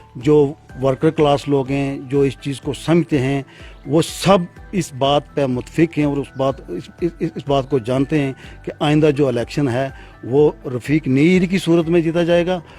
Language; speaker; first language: Urdu; non-native, local second language; Pahari-Potwari